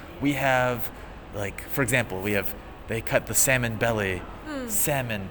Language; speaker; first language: English; native; English